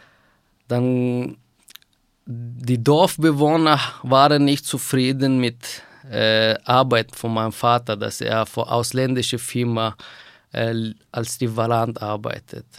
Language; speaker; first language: German; non-native, fluent; Persian